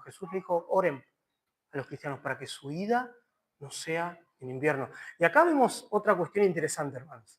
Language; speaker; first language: Spanish; native; Spanish